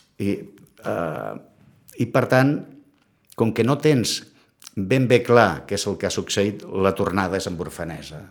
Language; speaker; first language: Catalan; non-native, local second language; Spanish